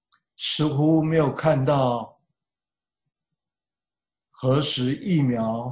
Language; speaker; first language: Chinese; native; Chinese